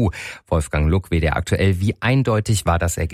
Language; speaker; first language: German; native; German